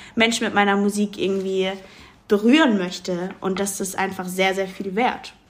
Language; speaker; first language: German; native; German